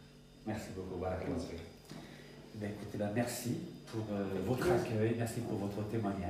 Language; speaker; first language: French; early bilingual, other home language; Arabic